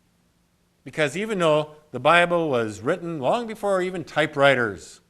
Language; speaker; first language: English; native; English